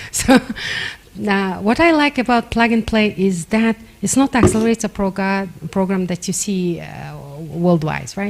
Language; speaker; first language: English; non-native, fluent; Mongolian